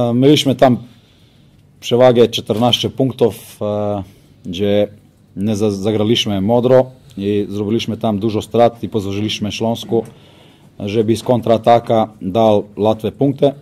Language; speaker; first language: Polish; non-native, learner; Slovenian